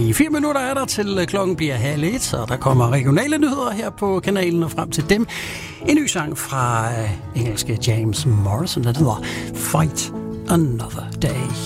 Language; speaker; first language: Danish; native; Danish